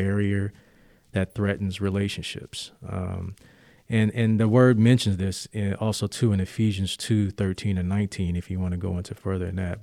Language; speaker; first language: English; native; English